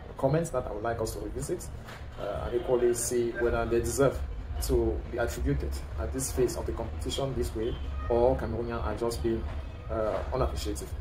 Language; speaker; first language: English; non-native, local second language; French